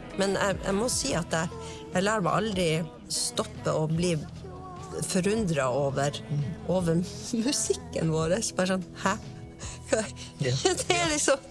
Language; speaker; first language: Norwegian; native; Norwegian